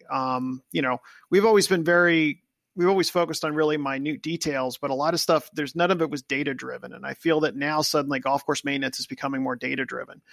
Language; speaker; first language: English; native; English